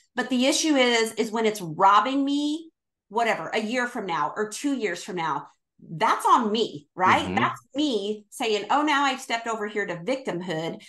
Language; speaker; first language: English; native; English